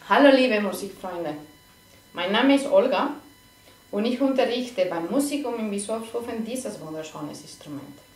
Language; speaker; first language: German; non-native, fluent; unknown